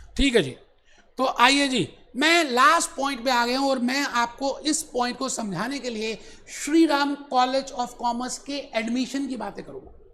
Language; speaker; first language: Hindi; native; Hindi